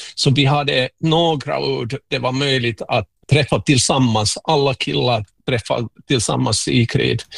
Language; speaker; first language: Swedish; non-native, local second language; Finnish